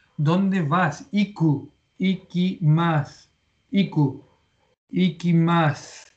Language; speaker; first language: Spanish; native; Spanish